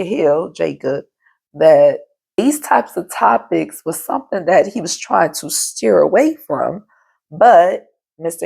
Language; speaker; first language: English; native; English